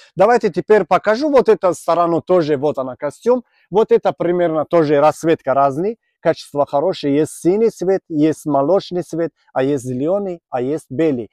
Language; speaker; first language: Russian; non-native, learner; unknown